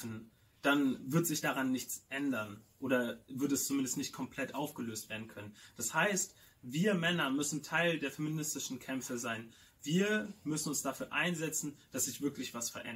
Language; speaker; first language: German; native; German